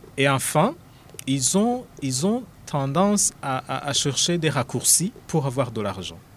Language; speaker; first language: French; non-native, local second language; Rundi